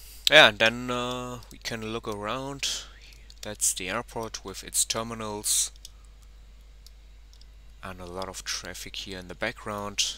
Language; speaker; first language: English; non-native, fluent; German